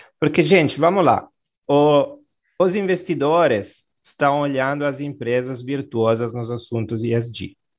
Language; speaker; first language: Portuguese; non-native, fluent; Italian